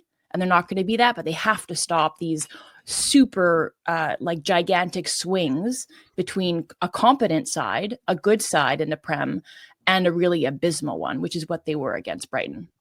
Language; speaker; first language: English; native; English